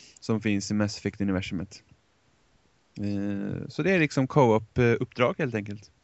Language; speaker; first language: Swedish; native; Swedish